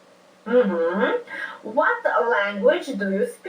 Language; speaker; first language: English; non-native, fluent; Serbian